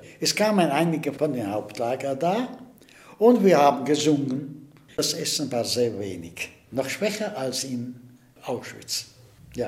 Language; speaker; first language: German; non-native, fluent; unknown